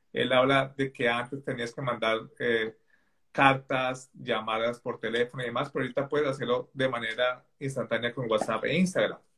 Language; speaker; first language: Spanish; native; Spanish